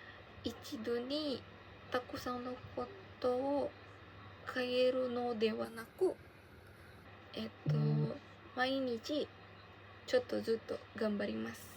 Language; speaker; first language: Japanese; non-native, learner; Indonesian